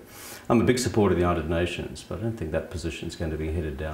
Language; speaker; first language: English; native; English